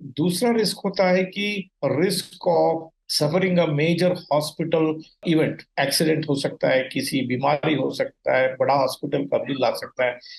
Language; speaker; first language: Hindi; non-native, local second language; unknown